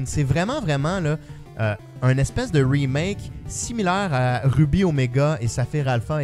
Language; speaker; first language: French; native; French